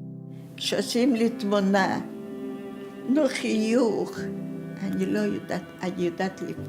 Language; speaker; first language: Hebrew; non-native, fluent; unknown